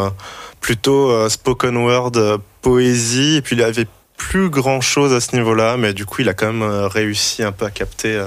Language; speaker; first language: French; native; French